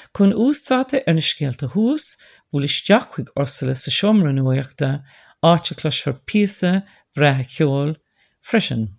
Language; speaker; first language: Irish; non-native, local second language; English